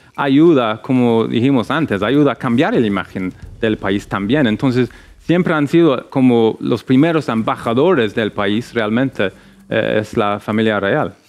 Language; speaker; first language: Spanish; non-native, fluent; English